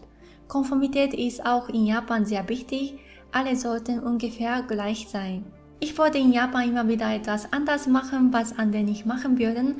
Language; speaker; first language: German; non-native, fluent; Japanese